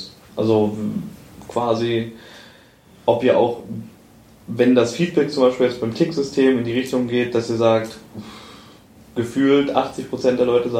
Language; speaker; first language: German; native; German